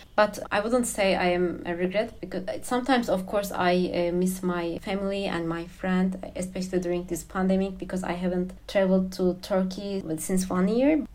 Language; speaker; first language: English; non-native, fluent; Turkish